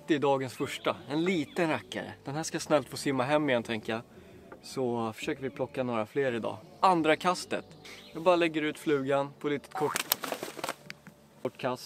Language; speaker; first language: Swedish; native; Swedish